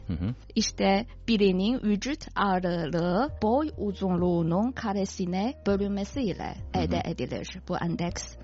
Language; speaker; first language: Turkish; non-native, fluent; Chinese